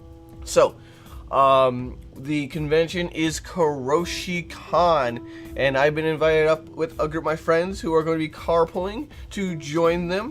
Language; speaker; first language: English; native; English